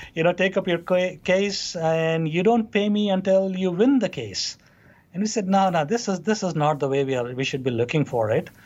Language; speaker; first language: English; non-native, local second language; Hindi